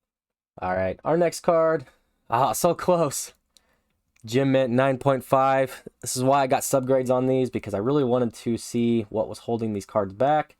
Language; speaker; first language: English; native; English